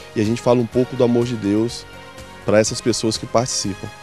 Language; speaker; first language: Portuguese; native; Portuguese